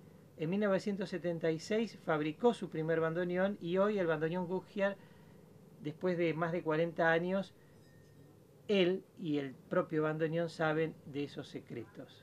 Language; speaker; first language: Spanish; native; Spanish